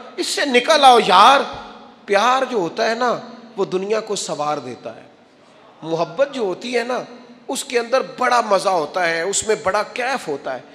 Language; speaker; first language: Urdu; non-native, local second language; Punjabi